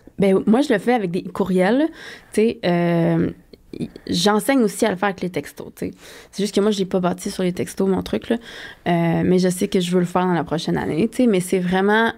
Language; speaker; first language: French; native; French